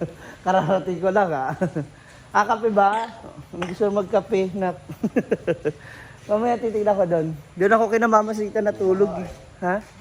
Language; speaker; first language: Filipino; non-native, local second language; Cebuano